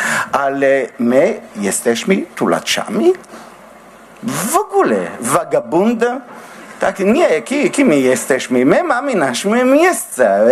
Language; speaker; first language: Polish; non-native, learner; Hebrew